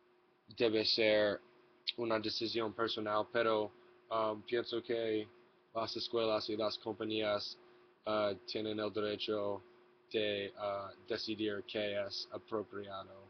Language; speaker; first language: Spanish; non-native, learner; English